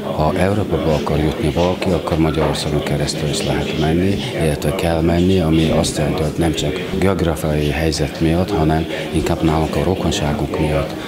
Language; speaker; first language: Hungarian; non-native, fluent; Mongolian